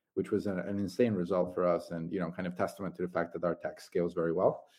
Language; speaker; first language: English; non-native, fluent; Italian